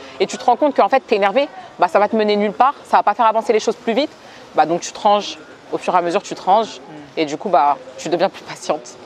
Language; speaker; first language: French; native; French